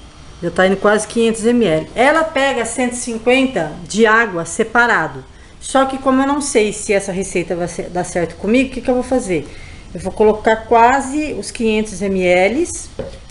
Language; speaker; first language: Portuguese; native; Portuguese